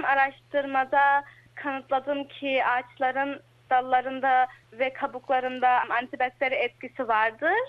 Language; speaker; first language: Turkish; early bilingual, heritage; Turkish